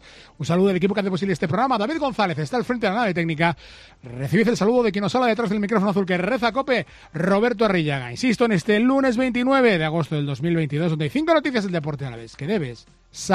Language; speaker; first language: Spanish; native; Spanish